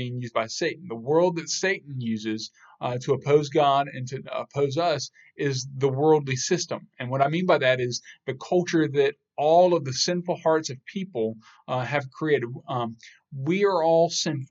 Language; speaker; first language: English; native; English